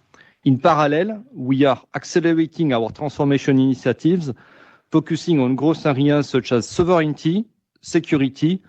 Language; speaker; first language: English; non-native, fluent; French